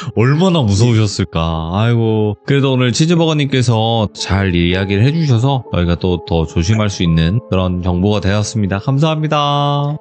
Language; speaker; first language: Korean; native; Korean